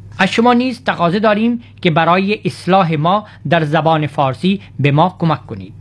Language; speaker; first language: Persian; non-native, fluent; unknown